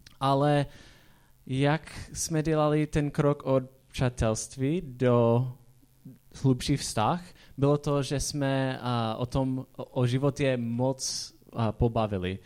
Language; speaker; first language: Czech; non-native, fluent; English